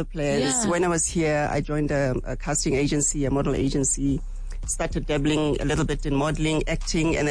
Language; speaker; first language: English; non-native, local second language; Tswana